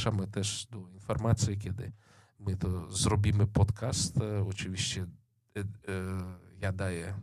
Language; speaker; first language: Polish; non-native, fluent; Russian